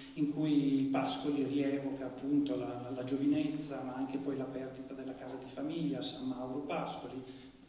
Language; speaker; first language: Italian; native; Italian